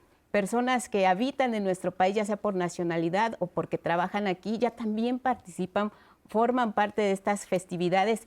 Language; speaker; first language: Spanish; native; Spanish